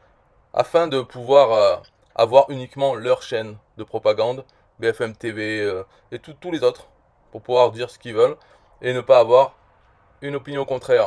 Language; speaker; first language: French; native; French